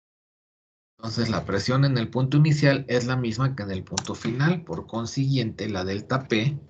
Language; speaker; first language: Spanish; native; Spanish